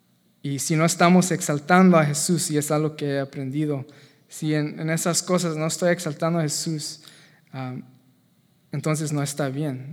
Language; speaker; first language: Spanish; native; Spanish